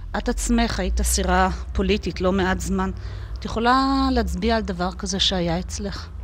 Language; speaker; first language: Hebrew; native; Hebrew